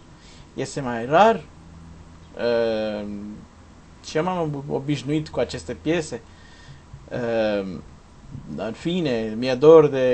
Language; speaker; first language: Romanian; non-native, learner; Portuguese